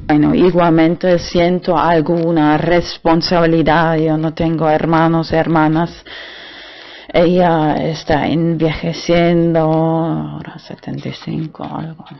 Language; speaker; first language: Spanish; non-native, learner; German